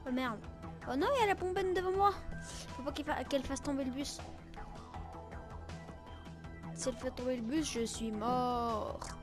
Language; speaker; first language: French; native; French